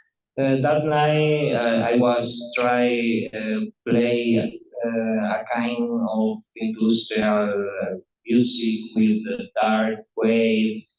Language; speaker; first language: English; non-native, learner; Spanish